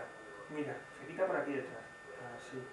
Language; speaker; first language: Spanish; native; Spanish